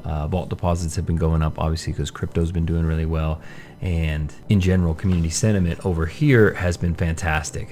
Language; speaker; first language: English; native; English